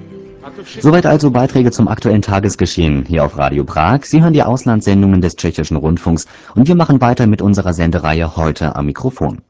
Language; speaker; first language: German; native; German